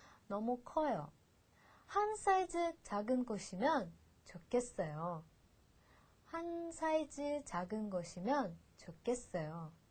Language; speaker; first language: Korean; non-native, fluent; Russian